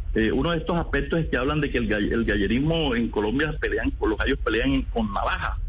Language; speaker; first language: Spanish; native; Spanish